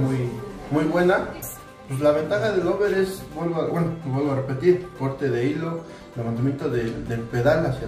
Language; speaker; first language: Spanish; native; Spanish